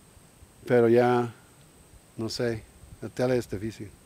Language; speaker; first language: Spanish; non-native, learner; English